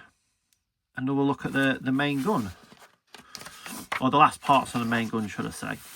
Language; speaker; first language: English; native; English